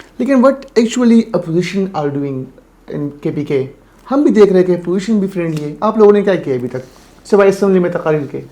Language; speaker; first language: Urdu; non-native, local second language; Pashto